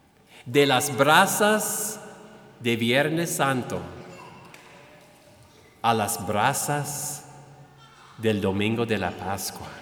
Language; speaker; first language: Spanish; non-native, fluent; English